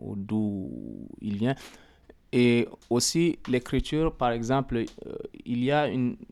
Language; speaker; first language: French; non-native, local second language; Arabic